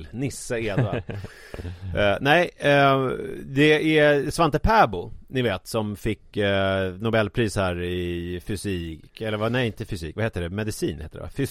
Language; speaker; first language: Swedish; native; Swedish